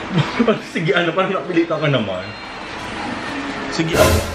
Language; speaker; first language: Filipino; native; Filipino